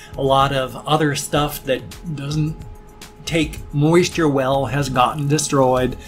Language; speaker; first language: English; native; English